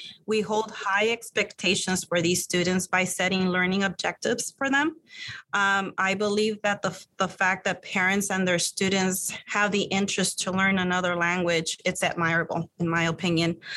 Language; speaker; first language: English; early bilingual, other home language; Spanish